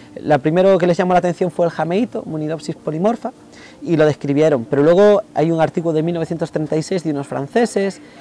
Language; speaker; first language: Spanish; native; Spanish